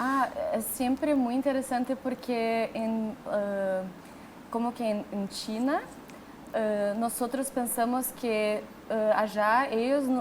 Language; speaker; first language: Spanish; non-native, fluent; Portuguese